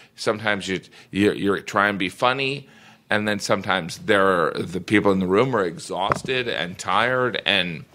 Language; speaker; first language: English; native; English